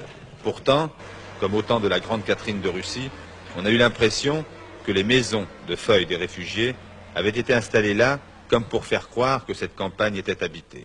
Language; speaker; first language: French; native; French